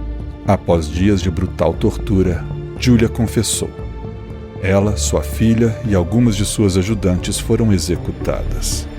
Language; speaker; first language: Portuguese; native; Portuguese